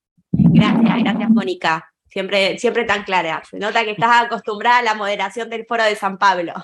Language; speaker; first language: Spanish; native; Spanish